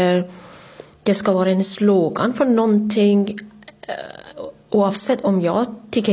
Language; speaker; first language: Swedish; non-native, fluent; Persian